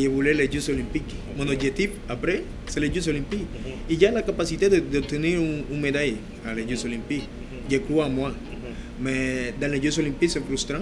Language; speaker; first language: French; non-native, learner; Spanish